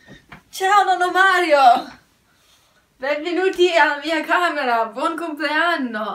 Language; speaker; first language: Italian; early bilingual, heritage; Italian